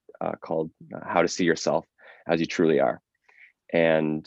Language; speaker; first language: English; native; English